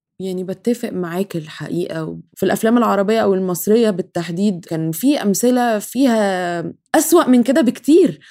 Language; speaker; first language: Arabic; native; Arabic